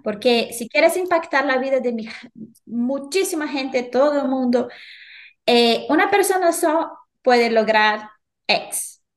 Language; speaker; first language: Spanish; non-native, fluent; Portuguese